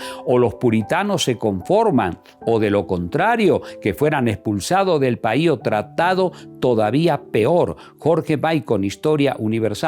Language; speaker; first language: Spanish; native; Spanish